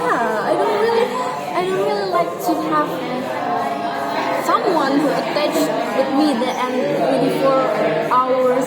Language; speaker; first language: English; non-native, learner; Indonesian